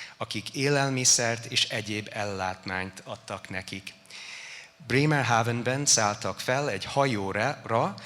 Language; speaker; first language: Hungarian; non-native, fluent; English